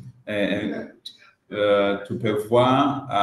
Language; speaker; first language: French; non-native, learner; Swahili